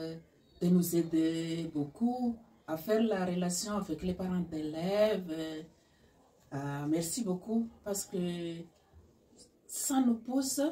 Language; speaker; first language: French; non-native, local second language; Malagasy